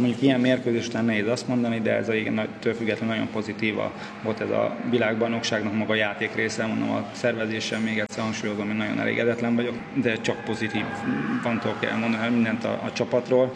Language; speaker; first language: Hungarian; native; Hungarian